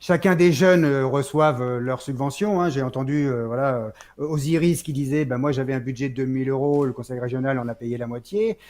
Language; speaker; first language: French; native; French